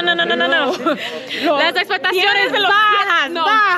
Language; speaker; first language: Spanish; non-native, learner; English